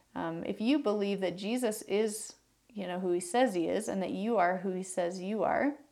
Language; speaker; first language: English; native; English